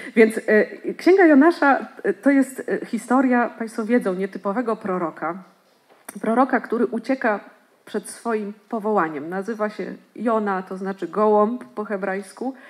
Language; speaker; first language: Polish; native; Polish